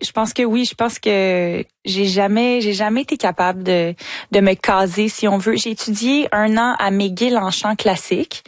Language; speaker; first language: French; native; French